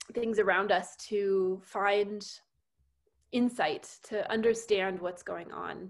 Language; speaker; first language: English; native; English